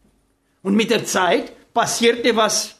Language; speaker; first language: German; non-native, fluent; Romanian